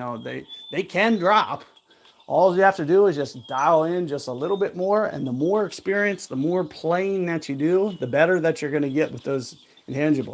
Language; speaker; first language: English; native; English